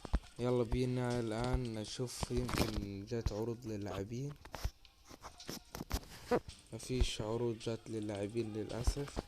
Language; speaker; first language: Arabic; native; Arabic